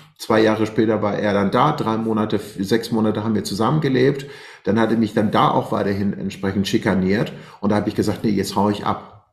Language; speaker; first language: German; non-native, fluent; Persian